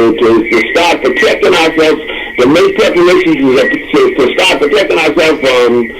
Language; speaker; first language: English; native; English